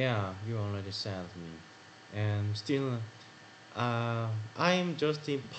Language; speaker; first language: English; non-native, learner; Korean